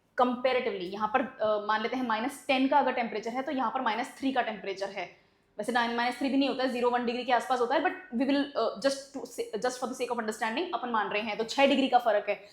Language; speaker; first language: Hindi; native; Hindi